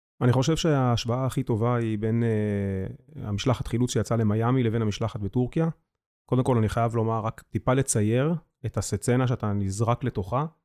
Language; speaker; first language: Hebrew; native; Hebrew